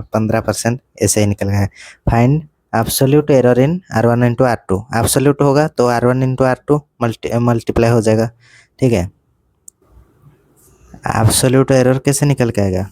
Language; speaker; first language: Hindi; native; Hindi